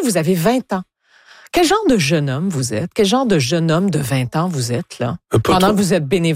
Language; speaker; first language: French; native; French